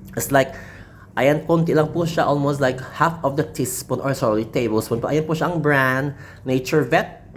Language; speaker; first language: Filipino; non-native, local second language; Hiligaynon